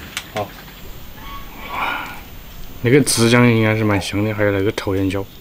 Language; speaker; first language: Chinese; native; Chinese